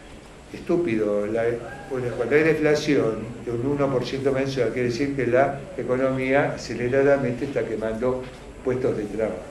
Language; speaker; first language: Spanish; native; Spanish